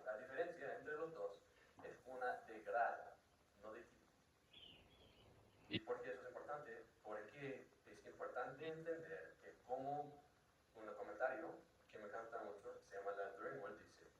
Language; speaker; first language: Spanish; non-native, fluent; English